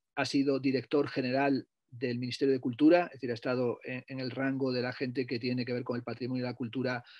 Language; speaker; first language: Spanish; native; Spanish